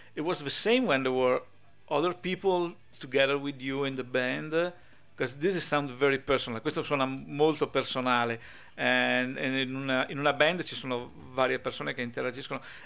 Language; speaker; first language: English; non-native, fluent; Italian